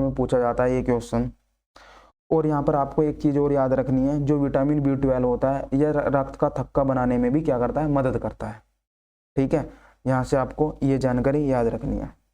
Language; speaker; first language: Hindi; native; Hindi